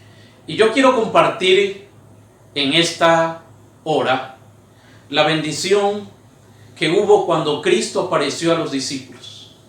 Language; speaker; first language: Spanish; native; Spanish